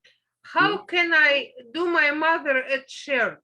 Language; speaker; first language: English; non-native, learner; Russian